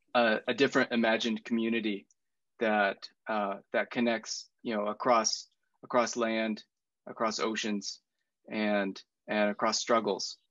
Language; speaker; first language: English; native; English